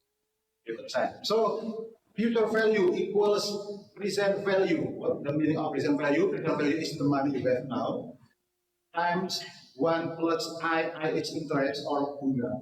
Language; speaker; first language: English; non-native, learner; Indonesian